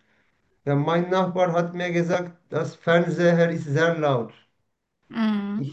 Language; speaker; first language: German; non-native, learner; Turkish